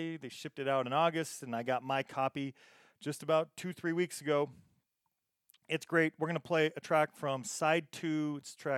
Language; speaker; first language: English; native; English